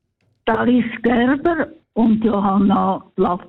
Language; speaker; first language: German; native; German